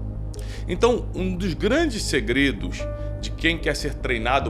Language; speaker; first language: Portuguese; native; Portuguese